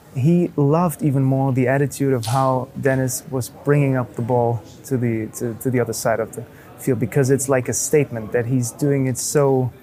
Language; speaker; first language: English; non-native, fluent; German